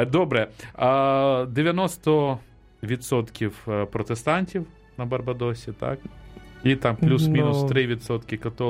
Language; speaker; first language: Ukrainian; native; Ukrainian